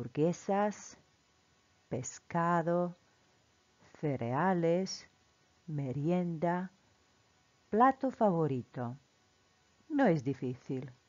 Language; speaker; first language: Spanish; non-native, fluent; Croatian